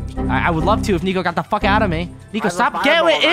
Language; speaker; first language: English; native; English